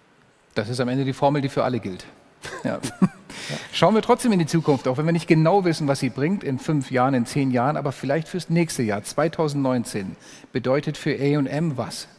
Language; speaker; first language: German; native; German